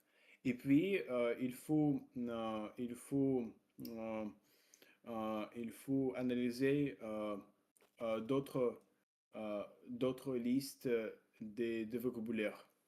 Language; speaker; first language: French; non-native, learner; Russian